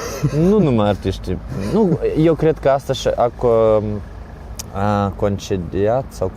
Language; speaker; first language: Romanian; non-native, learner; Ukrainian